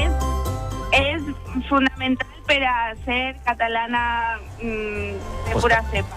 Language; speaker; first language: Catalan; non-native, local second language; Spanish